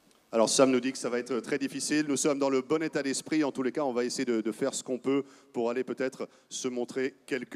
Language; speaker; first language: French; native; French